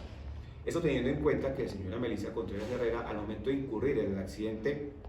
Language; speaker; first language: Spanish; native; Spanish